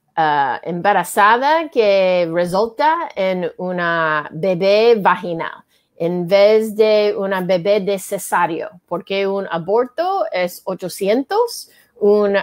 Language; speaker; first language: Spanish; non-native, learner; English